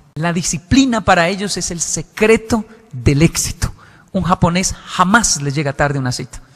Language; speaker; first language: Spanish; non-native, fluent; Japanese